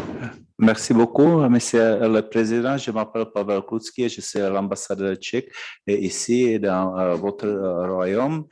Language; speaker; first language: French; non-native, fluent; Czech